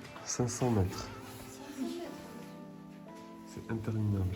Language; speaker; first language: French; native; French